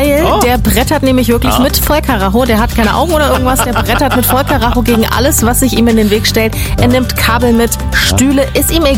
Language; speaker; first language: German; native; German